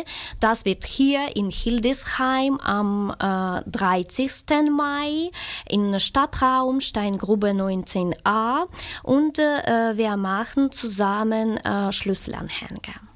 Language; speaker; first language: German; non-native, learner; Ukrainian